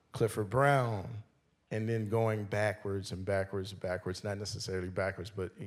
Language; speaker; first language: English; native; English